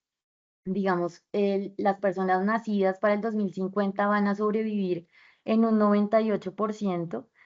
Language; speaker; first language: Spanish; native; Spanish